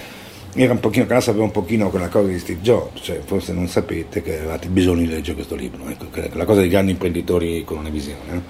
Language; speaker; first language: Italian; native; Italian